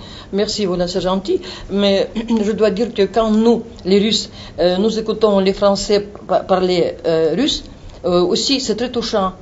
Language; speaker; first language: French; non-native, fluent; Russian